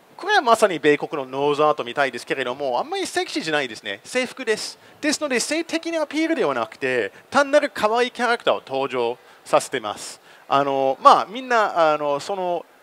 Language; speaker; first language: Japanese; non-native, fluent; English